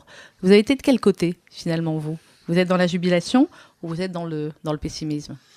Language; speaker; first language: French; native; French